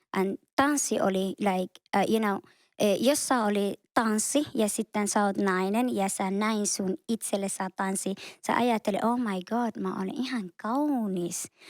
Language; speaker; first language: Finnish; non-native, learner; Somali